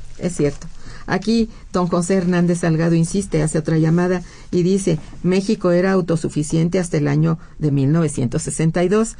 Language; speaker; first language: Spanish; native; Spanish